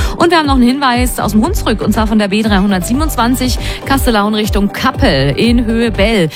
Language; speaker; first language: German; native; German